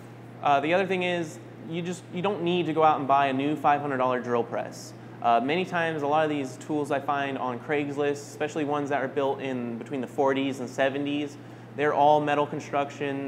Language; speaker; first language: English; native; English